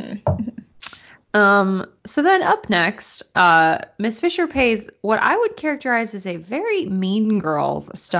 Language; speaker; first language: English; native; English